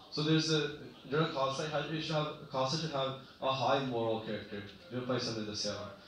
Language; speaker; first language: Punjabi; early bilingual, heritage; Punjabi